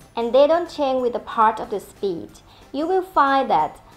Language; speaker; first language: English; non-native, fluent; Thai